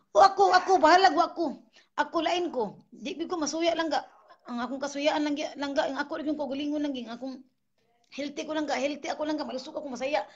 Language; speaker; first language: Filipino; non-native, local second language; Cebuano